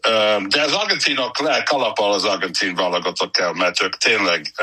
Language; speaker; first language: Hungarian; non-native, fluent; English